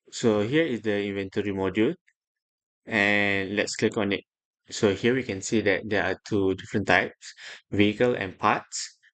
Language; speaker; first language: English; non-native, local second language; Malay